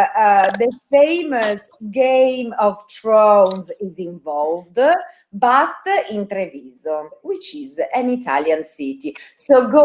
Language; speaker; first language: English; non-native, fluent; Italian